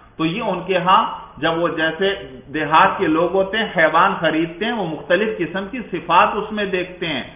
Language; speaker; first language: Urdu; native; Urdu